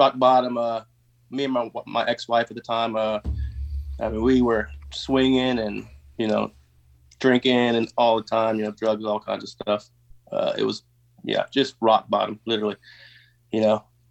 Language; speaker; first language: English; native; English